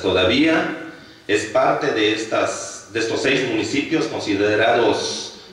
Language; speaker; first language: Spanish; native; Spanish